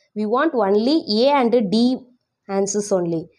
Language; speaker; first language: English; non-native, local second language; Tamil